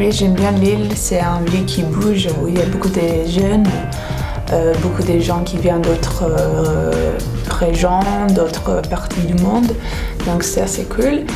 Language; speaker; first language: French; non-native, fluent; English